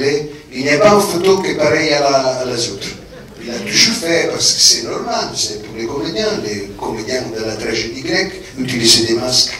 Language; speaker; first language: French; non-native, fluent; Italian